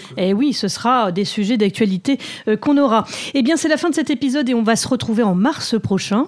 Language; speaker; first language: French; native; French